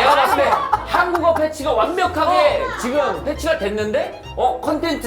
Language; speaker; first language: Korean; native; Korean